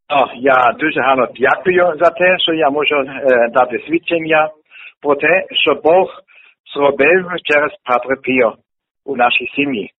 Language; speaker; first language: Ukrainian; non-native, learner; German